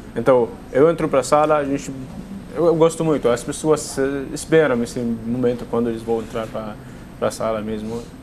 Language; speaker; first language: Portuguese; non-native, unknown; Arabic